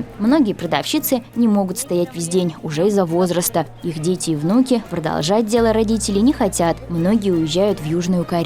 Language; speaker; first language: Russian; native; Russian